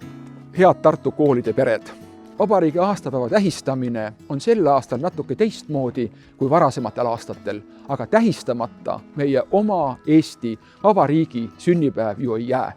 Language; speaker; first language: Estonian; native; Estonian